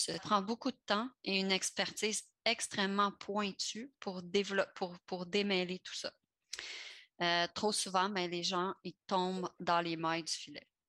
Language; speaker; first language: French; native; French